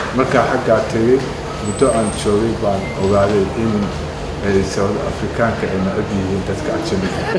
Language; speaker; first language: Somali; non-native, learner; Swahili